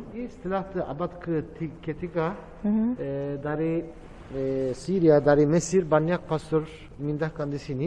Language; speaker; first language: Indonesian; non-native, learner; Turkish